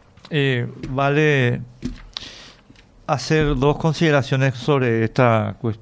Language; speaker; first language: Spanish; native; Spanish